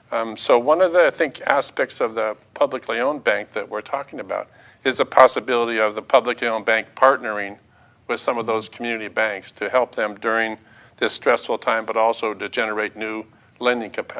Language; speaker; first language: English; native; English